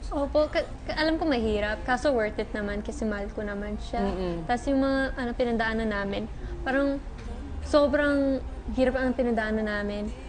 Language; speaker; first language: Filipino; non-native, fluent; English